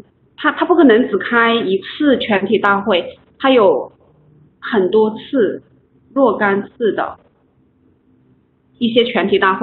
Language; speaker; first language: Chinese; native; Chinese